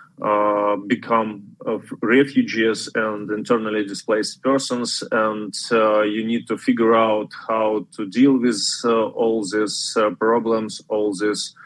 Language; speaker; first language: English; non-native, fluent; Ukrainian